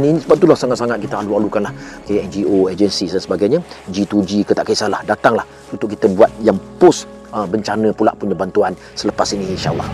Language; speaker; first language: Malay; native; Malay